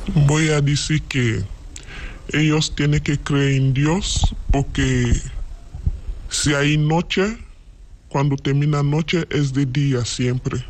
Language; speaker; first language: Spanish; non-native, learner; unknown